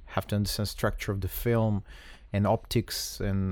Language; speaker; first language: English; non-native, fluent; Russian